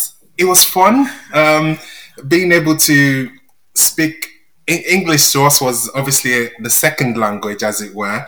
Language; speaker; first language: English; non-native, local second language; Yoruba